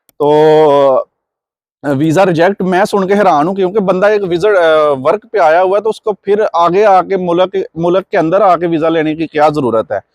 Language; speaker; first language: Urdu; non-native, local second language; Punjabi